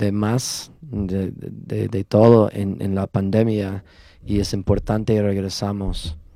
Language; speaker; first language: Spanish; non-native, learner; English